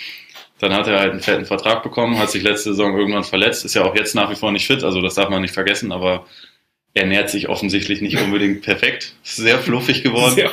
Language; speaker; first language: German; native; German